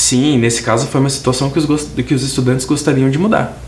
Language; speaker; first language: Portuguese; native; Portuguese